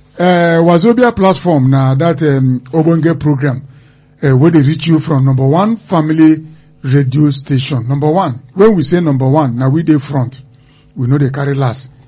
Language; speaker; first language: Nigerian Pidgin; non-native, local second language; Yoruba